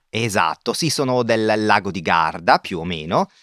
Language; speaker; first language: Italian; native; Italian